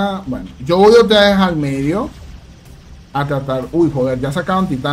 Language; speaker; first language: Spanish; native; Spanish